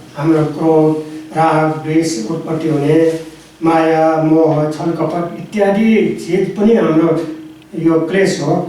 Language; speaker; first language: Nepali; non-native, local second language; Newari